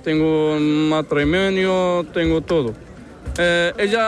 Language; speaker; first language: Spanish; non-native, learner; Arabic